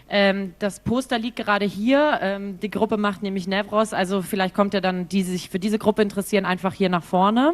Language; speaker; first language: German; native; German